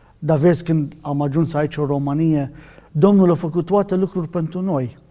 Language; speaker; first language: Romanian; non-native, learner; Arabic